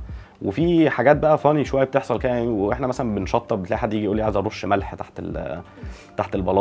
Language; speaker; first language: Arabic; native; Arabic